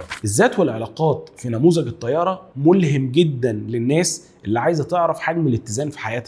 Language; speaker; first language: Arabic; native; Arabic